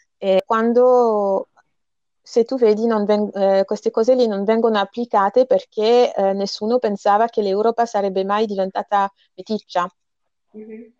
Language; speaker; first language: Italian; non-native, fluent; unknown